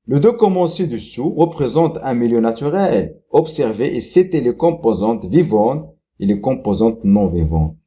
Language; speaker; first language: French; non-native, local second language; Arabic